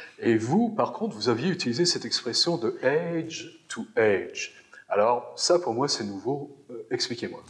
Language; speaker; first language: French; native; French